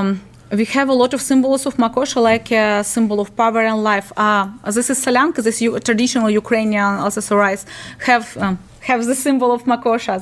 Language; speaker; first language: English; non-native, learner; Ukrainian